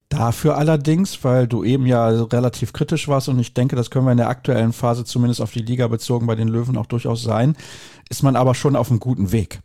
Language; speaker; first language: German; native; German